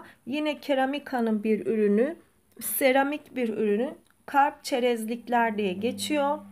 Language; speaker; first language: Turkish; native; Turkish